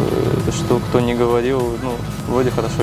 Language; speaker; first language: Russian; native; Russian